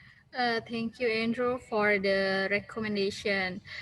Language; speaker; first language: English; non-native, local second language; Indonesian